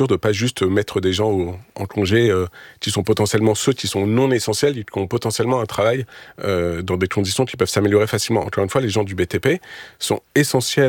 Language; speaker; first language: French; native; French